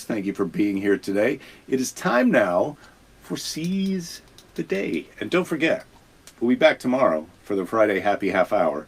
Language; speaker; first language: English; native; English